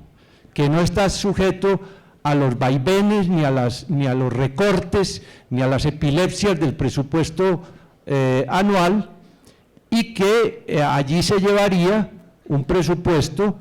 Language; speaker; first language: Spanish; native; Spanish